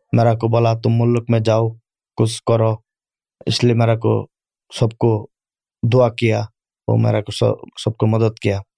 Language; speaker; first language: Urdu; non-native, learner; Bangla